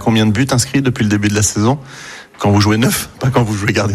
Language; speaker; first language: French; native; French